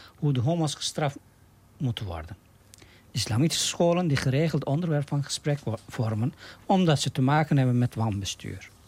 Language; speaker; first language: Dutch; non-native, fluent; Turkish